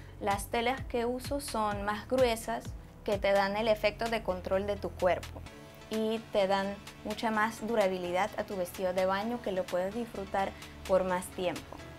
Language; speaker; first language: Spanish; non-native, fluent; Russian